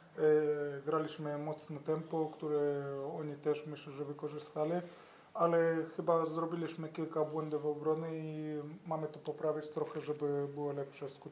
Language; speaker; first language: Polish; non-native, learner; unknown